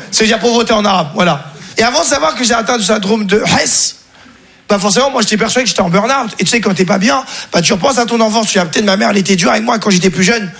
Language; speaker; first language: French; native; French